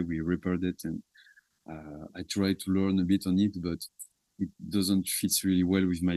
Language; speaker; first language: English; non-native, fluent; French